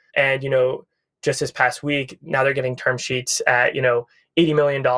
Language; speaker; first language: English; native; English